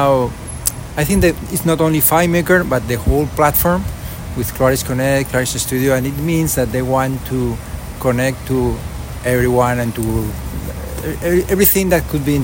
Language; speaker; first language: English; non-native, fluent; Spanish